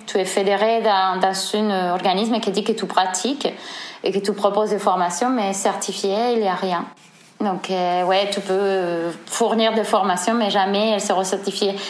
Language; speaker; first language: French; non-native, fluent; Spanish